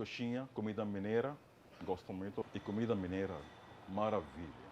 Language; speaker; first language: Portuguese; non-native, fluent; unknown